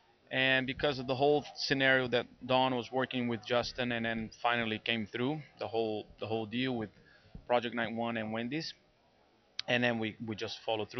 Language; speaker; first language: English; non-native, fluent; Portuguese